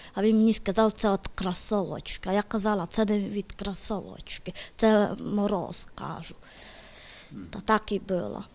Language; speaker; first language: Ukrainian; native; Ukrainian